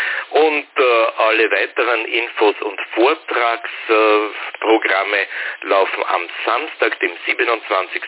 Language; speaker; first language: German; native; German